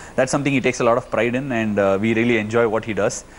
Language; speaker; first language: English; non-native, local second language; Tamil